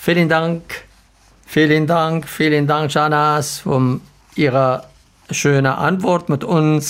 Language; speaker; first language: German; non-native, learner; Arabic